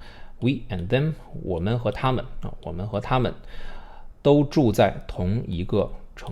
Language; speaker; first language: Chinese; non-native, fluent; English